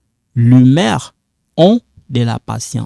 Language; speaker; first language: French; non-native, local second language; Lingala